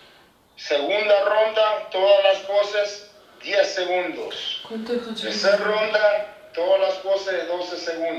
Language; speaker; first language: Spanish; early bilingual, heritage; Spanish